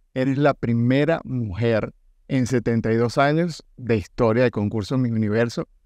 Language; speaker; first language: Spanish; native; Spanish